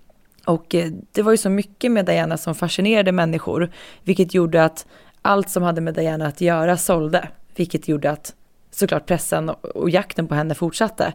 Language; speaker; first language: Swedish; native; Swedish